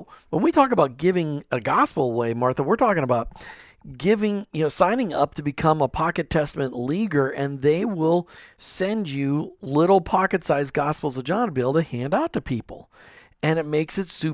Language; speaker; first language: English; native; English